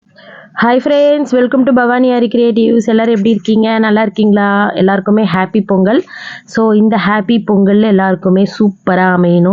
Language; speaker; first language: Tamil; native; Tamil